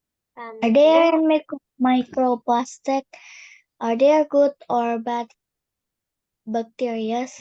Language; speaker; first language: English; non-native, learner; Indonesian